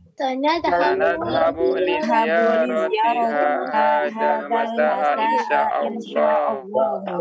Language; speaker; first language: Arabic; non-native, learner; Indonesian